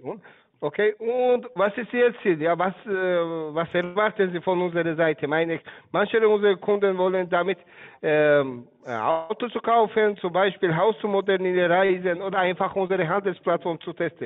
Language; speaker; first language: German; non-native, learner; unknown